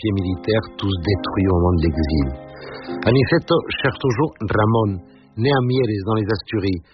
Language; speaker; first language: French; native; French